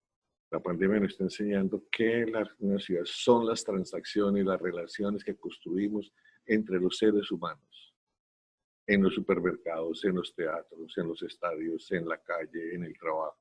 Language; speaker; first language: Spanish; native; Spanish